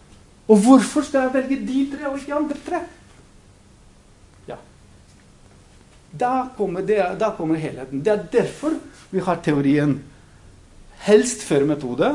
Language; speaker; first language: Norwegian; non-native, fluent; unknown